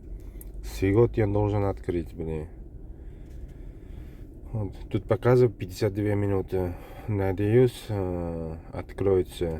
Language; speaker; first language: Russian; non-native, learner; Uzbek